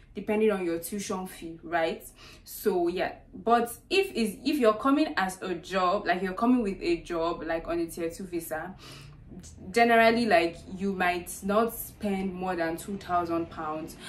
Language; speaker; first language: English; non-native, local second language; Yoruba